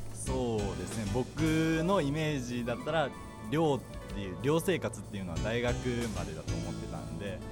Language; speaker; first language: Japanese; native; Japanese